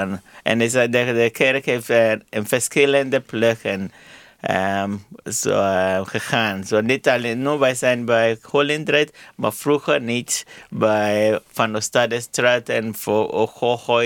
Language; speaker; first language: Dutch; non-native, learner; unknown